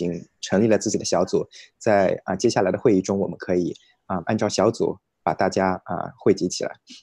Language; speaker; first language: Chinese; native; Chinese